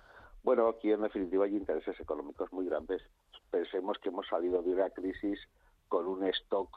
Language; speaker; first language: Spanish; native; Spanish